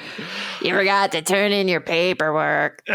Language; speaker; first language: English; native; English